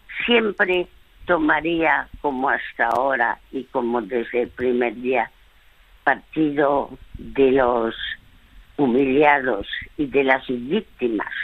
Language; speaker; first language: Spanish; early bilingual, other home language; French